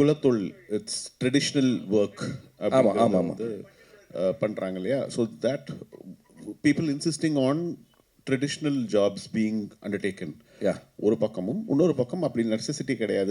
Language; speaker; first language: Tamil; native; Tamil